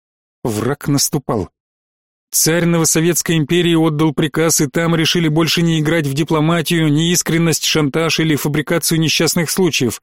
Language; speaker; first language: Russian; native; Russian